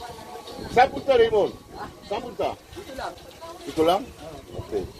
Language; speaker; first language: Filipino; non-native, learner; Korean